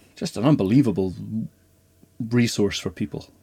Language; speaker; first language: English; native; English